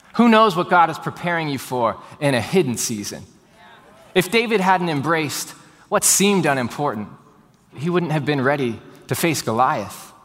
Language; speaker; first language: English; native; English